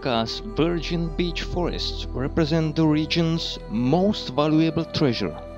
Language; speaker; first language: English; non-native, fluent; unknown